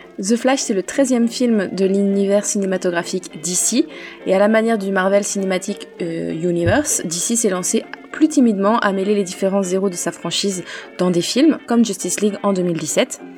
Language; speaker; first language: French; native; French